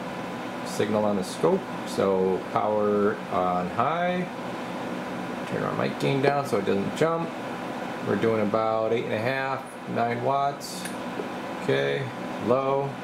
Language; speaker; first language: English; native; English